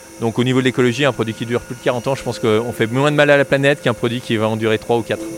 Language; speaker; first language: French; native; French